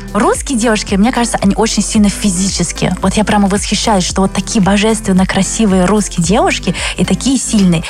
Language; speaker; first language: Russian; early bilingual, other home language; Chinese